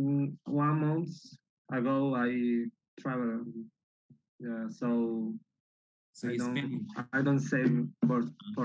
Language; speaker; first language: English; non-native, learner; Spanish